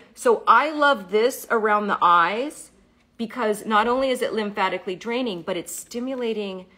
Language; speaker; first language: English; native; English